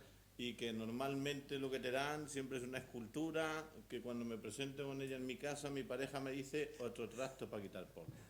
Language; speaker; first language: Spanish; native; Spanish